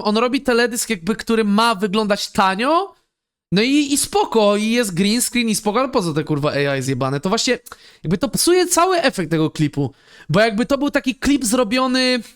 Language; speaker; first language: Polish; native; Polish